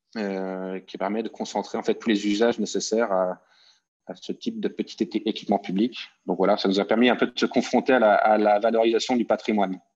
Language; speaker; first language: French; native; French